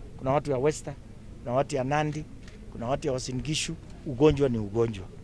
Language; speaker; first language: Swahili; non-native, local second language; Kalenjin